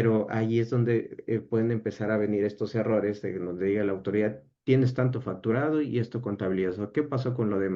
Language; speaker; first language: Spanish; native; Spanish